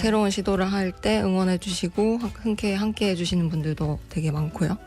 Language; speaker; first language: Korean; native; Korean